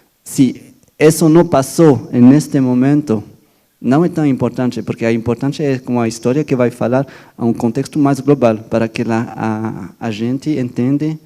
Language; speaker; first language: Portuguese; non-native, fluent; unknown